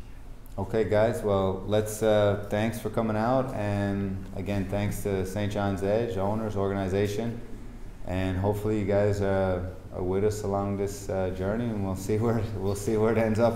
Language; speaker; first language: English; native; English